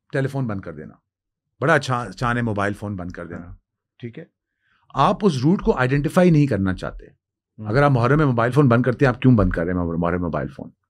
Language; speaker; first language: Urdu; non-native, local second language; Sindhi